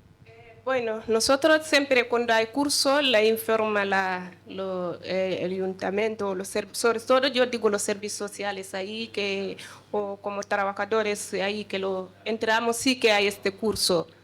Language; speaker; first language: Spanish; non-native, learner; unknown